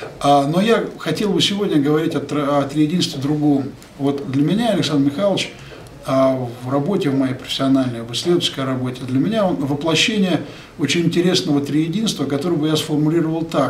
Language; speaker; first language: Russian; native; Russian